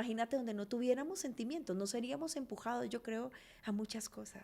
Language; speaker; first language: Spanish; native; Spanish